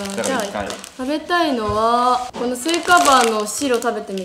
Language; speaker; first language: Japanese; native; Japanese